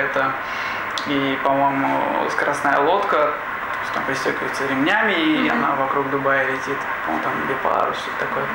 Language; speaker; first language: Russian; native; Russian